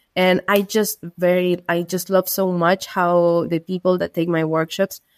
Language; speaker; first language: English; non-native, fluent; Spanish